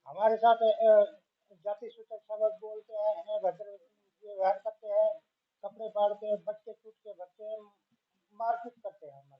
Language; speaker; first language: Hindi; native; Hindi